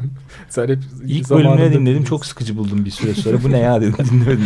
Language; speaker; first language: Turkish; native; Turkish